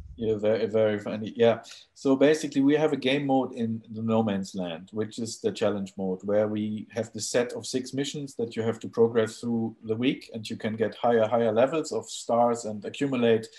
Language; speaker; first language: English; non-native, fluent; German